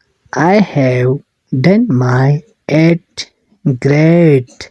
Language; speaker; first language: English; non-native, learner; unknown